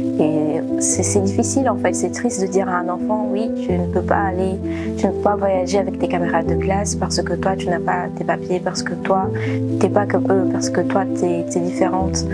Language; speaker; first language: French; early bilingual, other home language; Portuguese